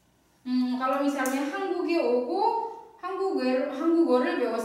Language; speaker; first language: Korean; non-native, fluent; Indonesian